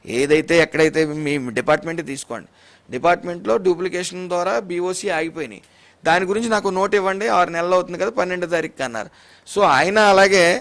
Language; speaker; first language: Telugu; native; Telugu